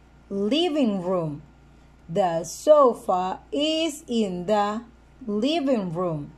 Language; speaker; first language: English; non-native, fluent; Spanish